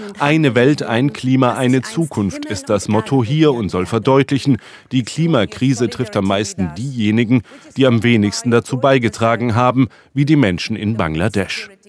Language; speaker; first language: German; native; German